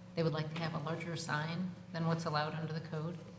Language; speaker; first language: English; native; English